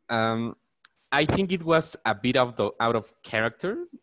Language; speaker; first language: English; non-native, fluent; Spanish